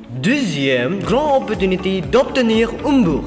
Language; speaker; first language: French; non-native, learner; Indonesian